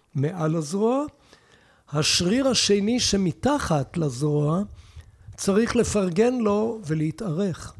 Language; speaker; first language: Hebrew; native; Hebrew